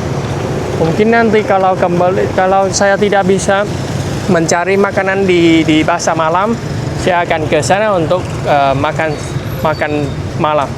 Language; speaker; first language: Indonesian; non-native, fluent; Vietnamese